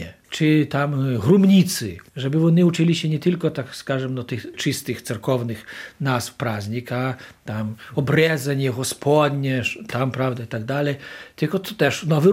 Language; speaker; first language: Polish; non-native, local second language; Ukrainian